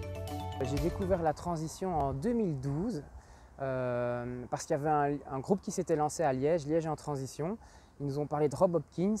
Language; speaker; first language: French; native; French